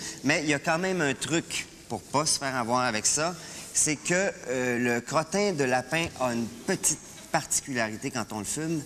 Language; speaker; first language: French; native; French